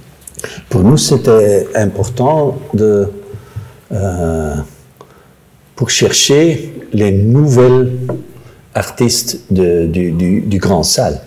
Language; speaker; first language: French; non-native, local second language; Dutch